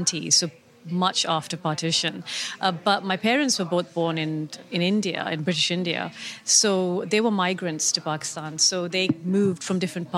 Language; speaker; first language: English; non-native, local second language; Urdu